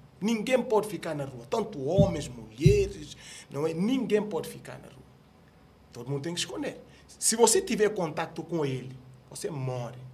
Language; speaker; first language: Portuguese; non-native, local second language; Upper Guinea Crioulo